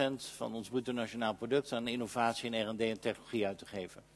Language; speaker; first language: Dutch; native; Dutch